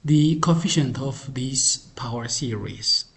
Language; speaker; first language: English; non-native, local second language; Amharic